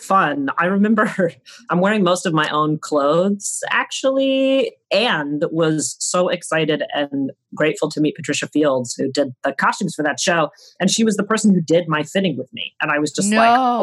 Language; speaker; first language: English; native; English